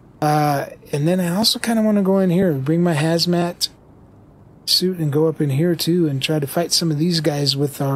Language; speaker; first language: English; native; English